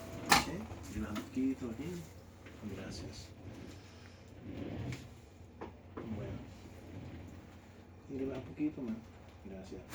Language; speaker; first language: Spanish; early bilingual, heritage; Spanish